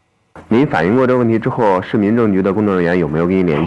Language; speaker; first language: Chinese; native; Chinese